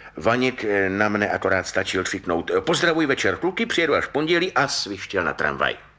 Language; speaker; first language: Czech; native; Czech